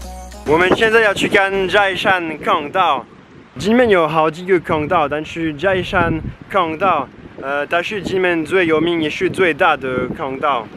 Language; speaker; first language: Chinese; non-native, fluent; French